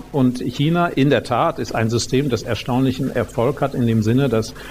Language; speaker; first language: German; native; German